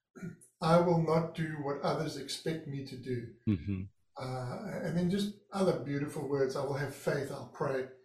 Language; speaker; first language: English; native; English